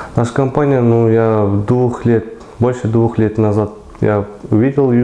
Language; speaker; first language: Russian; non-native, local second language; Kyrgyz